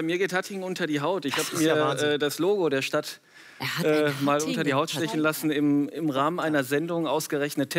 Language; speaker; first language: German; native; German